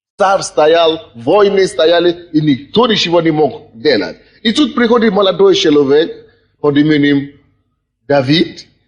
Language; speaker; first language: Russian; non-native, fluent; Yoruba